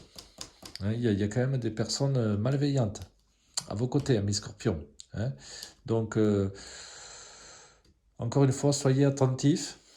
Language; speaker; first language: French; native; French